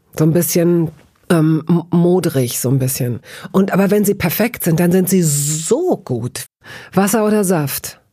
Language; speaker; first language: German; native; German